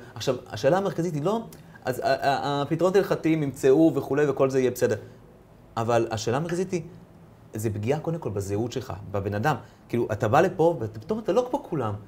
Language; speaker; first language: Hebrew; early bilingual, other home language; Russian